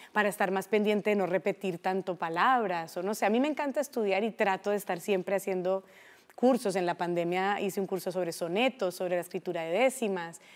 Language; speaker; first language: Spanish; native; Spanish